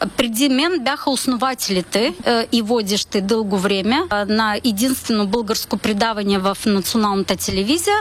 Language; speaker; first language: Bulgarian; early bilingual, heritage; Bulgarian